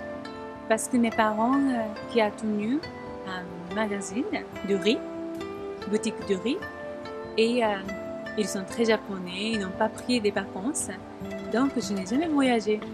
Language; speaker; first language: French; non-native, learner; Japanese